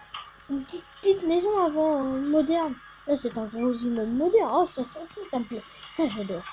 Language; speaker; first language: French; native; French